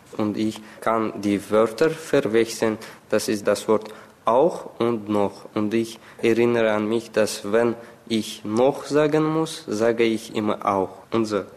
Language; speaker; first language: German; non-native, learner; Azerbaijani